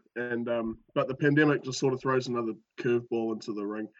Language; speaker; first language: English; native; English